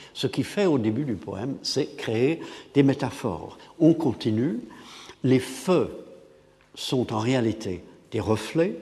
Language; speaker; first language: French; non-native, fluent; English